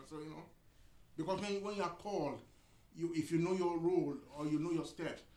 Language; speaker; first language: English; non-native, local second language; Yoruba